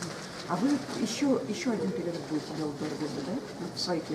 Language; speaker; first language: Russian; native; Russian